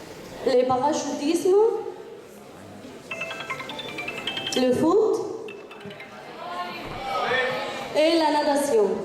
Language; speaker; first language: French; non-native, learner; Spanish